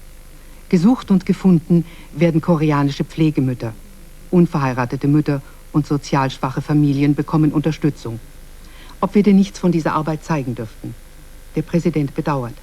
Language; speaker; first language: German; native; German